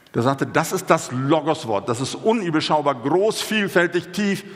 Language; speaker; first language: German; non-native, fluent; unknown